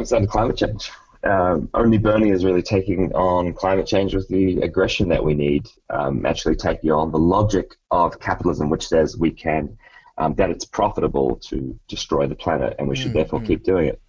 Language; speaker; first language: English; native; English